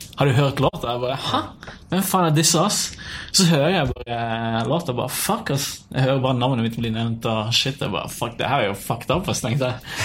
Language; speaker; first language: Norwegian; early bilingual, other home language; Bosnian